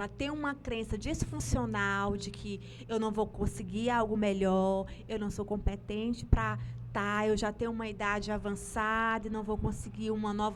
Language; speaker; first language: Portuguese; native; Portuguese